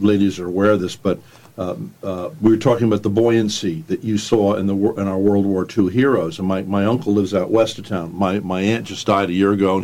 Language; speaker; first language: English; native; English